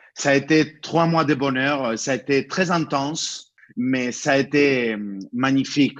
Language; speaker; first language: French; non-native, fluent; Spanish